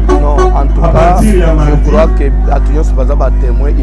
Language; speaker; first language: French; non-native, local second language; Lingala